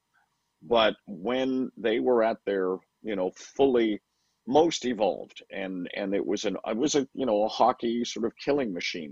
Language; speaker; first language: English; native; English